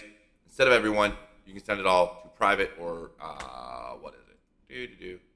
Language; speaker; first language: English; native; English